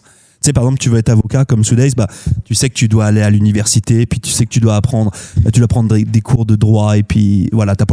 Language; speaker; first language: French; native; French